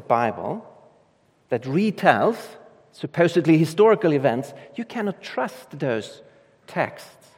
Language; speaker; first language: English; non-native, fluent; Swedish